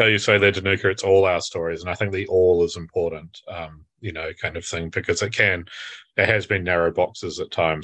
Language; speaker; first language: English; native; English